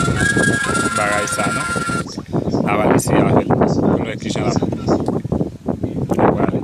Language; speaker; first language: French; non-native, local second language; Haitian Creole